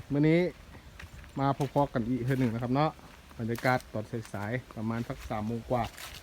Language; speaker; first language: Thai; native; Thai